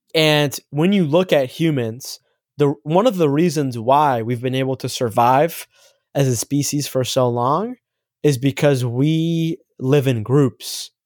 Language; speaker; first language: English; native; English